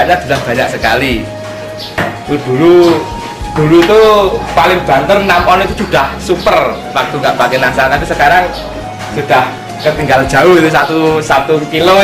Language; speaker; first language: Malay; non-native, local second language; Javanese